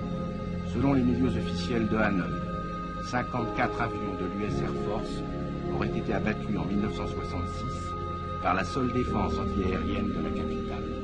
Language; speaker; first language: French; native; French